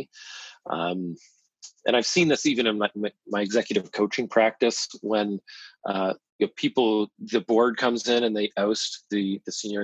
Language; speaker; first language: English; native; English